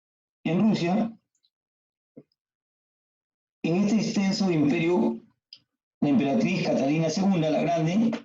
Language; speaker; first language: Spanish; native; Spanish